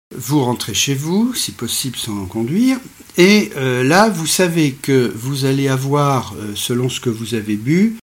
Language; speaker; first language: French; native; French